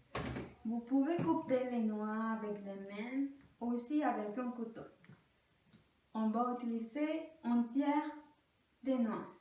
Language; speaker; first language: French; non-native, learner; Spanish